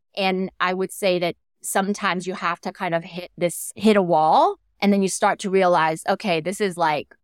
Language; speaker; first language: English; non-native, fluent; Thai